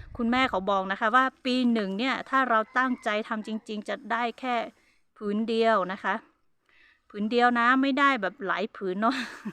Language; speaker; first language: Thai; non-native, local second language; Hmong